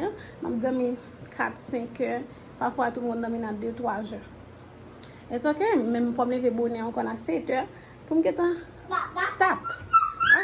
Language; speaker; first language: French; non-native, learner; Haitian Creole